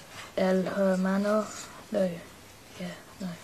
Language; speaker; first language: Spanish; non-native, learner; English